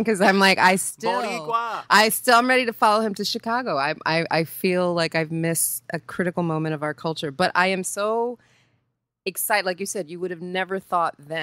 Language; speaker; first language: English; early bilingual, other home language; Spanish